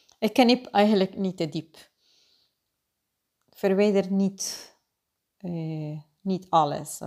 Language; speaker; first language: Dutch; non-native, fluent; Spanish